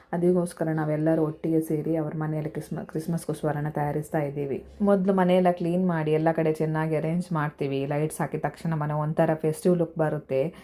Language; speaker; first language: Kannada; non-native, local second language; Konkani